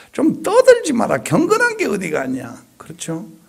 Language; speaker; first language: Korean; native; Korean